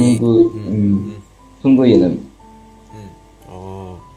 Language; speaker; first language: Korean; non-native, learner; Chinese